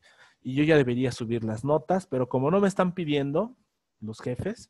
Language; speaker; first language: Spanish; native; Spanish